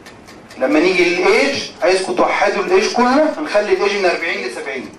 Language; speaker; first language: Arabic; native; Arabic